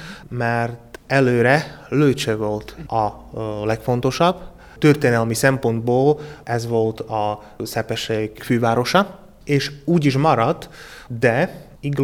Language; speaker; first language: Hungarian; non-native, learner; Slovak